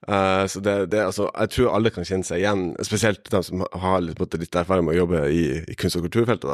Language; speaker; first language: Norwegian; native; Norwegian